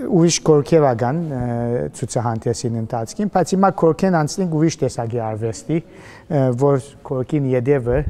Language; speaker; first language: Armenian; early bilingual, heritage; Armenian